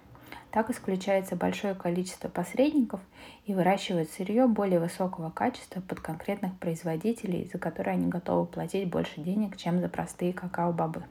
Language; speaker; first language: Russian; native; Russian